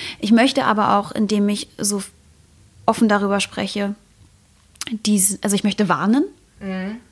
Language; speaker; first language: German; native; German